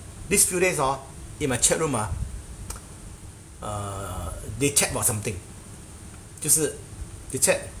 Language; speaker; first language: English; non-native, local second language; Chinese